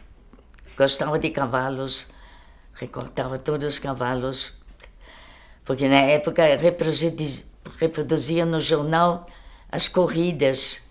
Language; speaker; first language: Portuguese; early bilingual, other home language; German